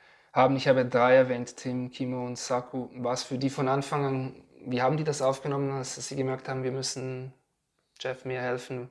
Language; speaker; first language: German; native; German